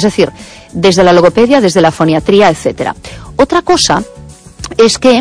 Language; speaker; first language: Spanish; native; Spanish